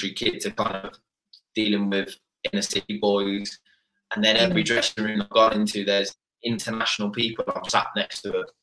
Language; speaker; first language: English; native; English